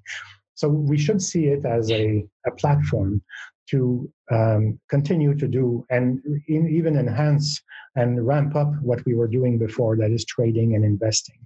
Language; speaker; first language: English; non-native, fluent; French